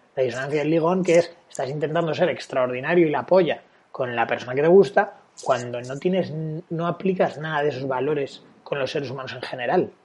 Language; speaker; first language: Spanish; native; Spanish